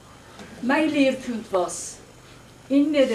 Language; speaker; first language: Dutch; non-native, fluent; Persian